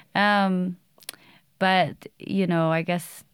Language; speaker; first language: English; native; English